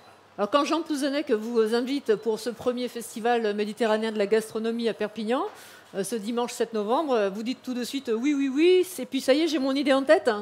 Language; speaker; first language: French; native; French